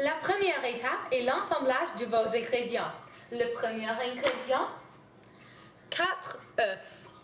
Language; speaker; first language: French; non-native, learner; English